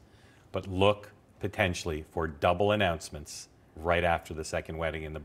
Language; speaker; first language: English; native; English